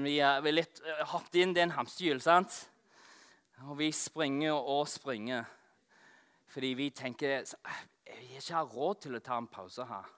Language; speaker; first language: Norwegian; non-native, fluent; English